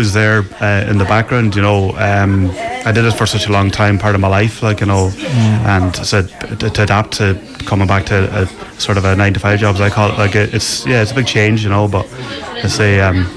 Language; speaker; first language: English; native; English